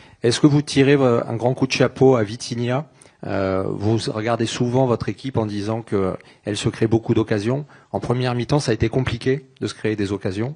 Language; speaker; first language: French; native; French